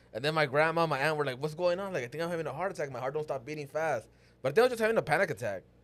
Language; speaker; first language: English; early bilingual, other home language; Spanish